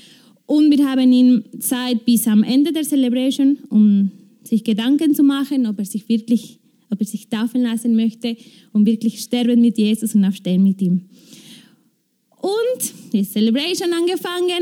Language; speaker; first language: German; non-native, fluent; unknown